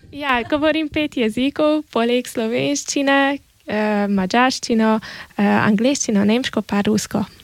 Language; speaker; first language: Slovenian; early bilingual, heritage; Slovenian